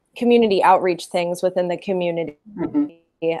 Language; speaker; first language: English; native; English